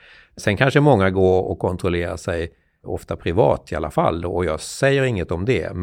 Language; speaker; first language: Swedish; native; Swedish